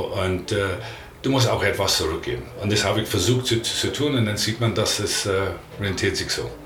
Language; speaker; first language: German; non-native, learner; English